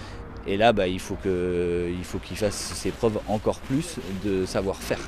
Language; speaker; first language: French; native; French